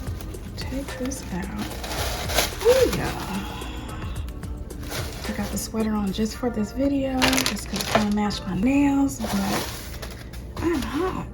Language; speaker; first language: English; native; English